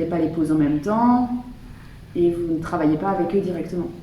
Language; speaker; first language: French; native; French